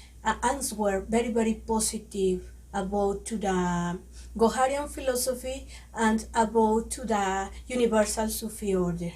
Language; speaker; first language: English; non-native, learner; Spanish